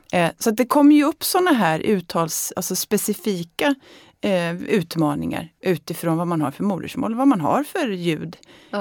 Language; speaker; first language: Swedish; native; Swedish